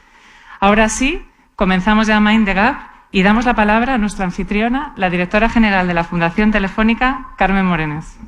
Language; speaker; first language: Spanish; native; Spanish